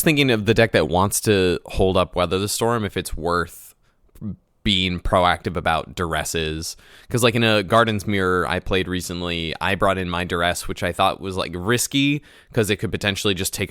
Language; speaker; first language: English; native; English